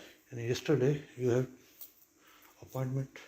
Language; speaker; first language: English; non-native, learner; Urdu